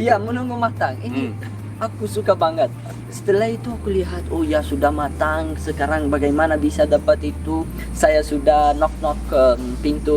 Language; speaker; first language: Indonesian; non-native, learner; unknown